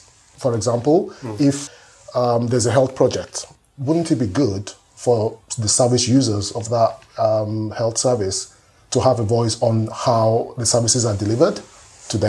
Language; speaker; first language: English; non-native, local second language; Yoruba